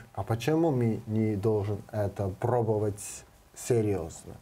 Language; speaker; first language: Russian; non-native, learner; Georgian